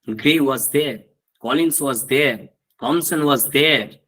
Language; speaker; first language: English; non-native, local second language; Bangla